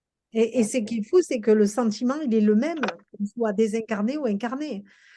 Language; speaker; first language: French; native; French